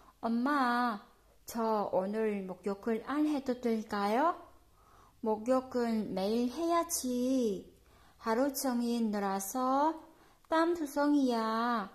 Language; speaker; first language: Korean; non-native, fluent; Vietnamese